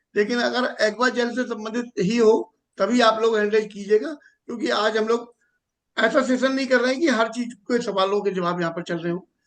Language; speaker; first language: Hindi; native; Hindi